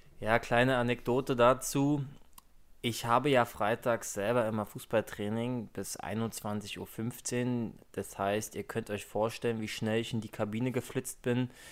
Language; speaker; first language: German; native; German